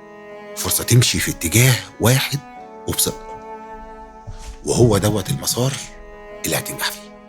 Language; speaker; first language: Arabic; native; Arabic